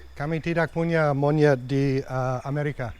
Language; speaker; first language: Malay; non-native, learner; English